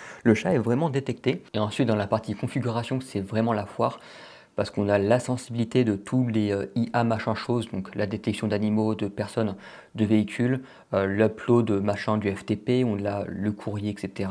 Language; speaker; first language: French; native; French